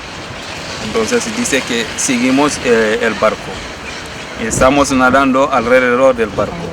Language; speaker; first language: Spanish; non-native, learner; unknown